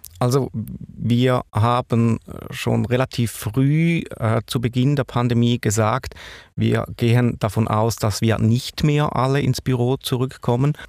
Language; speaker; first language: German; native; German